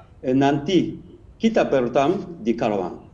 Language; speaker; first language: Indonesian; non-native, learner; Japanese